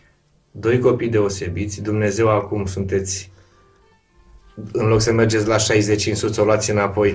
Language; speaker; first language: Romanian; native; Romanian